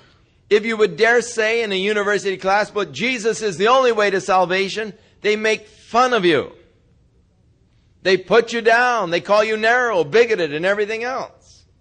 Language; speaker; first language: English; native; English